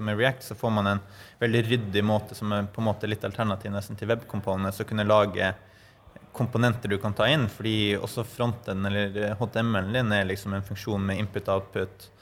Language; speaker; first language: Norwegian; native; Norwegian